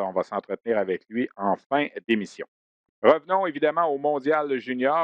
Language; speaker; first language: French; native; French